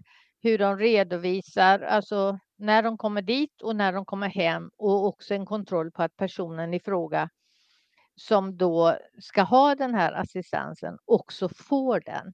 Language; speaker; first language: Swedish; native; Swedish